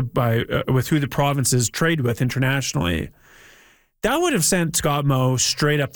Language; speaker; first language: English; native; English